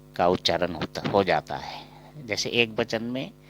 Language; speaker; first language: Hindi; non-native, local second language; Assamese